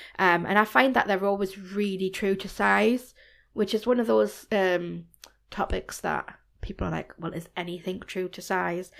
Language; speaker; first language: English; native; English